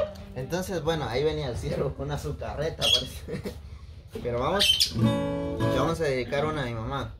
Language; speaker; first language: Spanish; native; Spanish